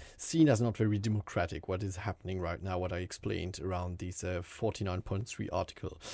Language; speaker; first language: English; non-native, fluent; French